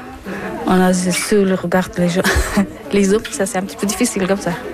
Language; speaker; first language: French; non-native, learner; Persian